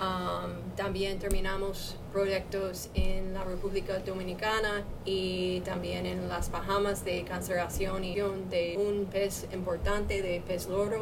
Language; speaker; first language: Spanish; non-native, learner; English